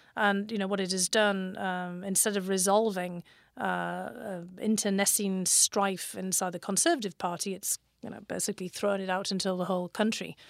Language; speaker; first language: English; native; English